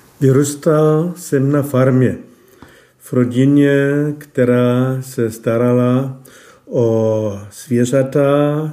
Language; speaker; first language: Czech; non-native, fluent; German